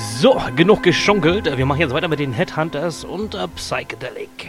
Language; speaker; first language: German; native; German